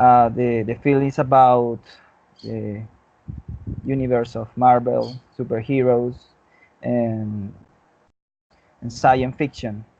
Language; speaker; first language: English; non-native, learner; Spanish